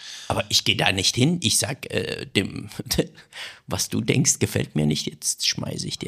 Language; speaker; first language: German; non-native, fluent; Persian